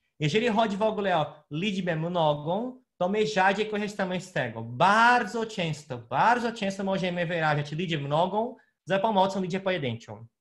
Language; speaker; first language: Polish; non-native, fluent; Portuguese